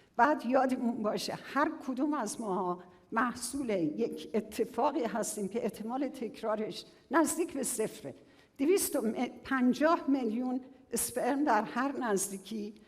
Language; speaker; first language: Persian; native; Persian